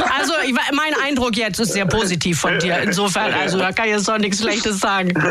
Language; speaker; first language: German; native; German